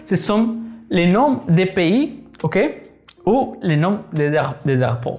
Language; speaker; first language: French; non-native, fluent; Spanish